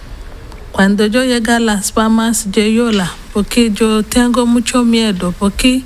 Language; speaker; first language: Spanish; non-native, learner; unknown